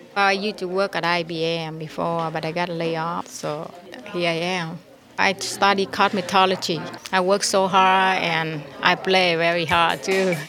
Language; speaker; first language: English; non-native, learner; Vietnamese